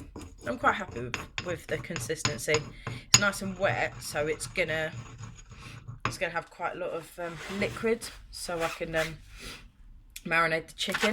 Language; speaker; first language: English; native; English